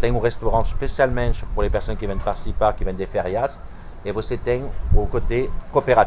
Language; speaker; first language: Portuguese; non-native, fluent; French